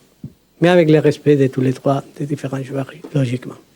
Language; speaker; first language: French; non-native, fluent; Spanish